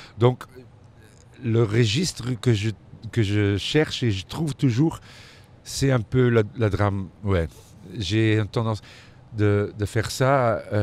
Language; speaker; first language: French; non-native, local second language; Dutch